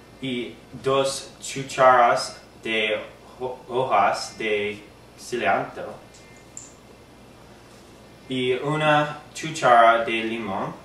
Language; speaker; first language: Spanish; non-native, learner; English